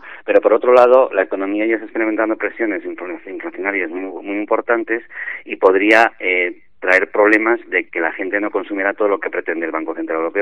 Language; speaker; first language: Spanish; native; Spanish